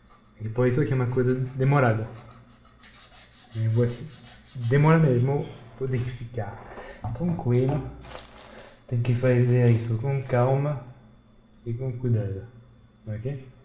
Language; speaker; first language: Portuguese; non-native, fluent; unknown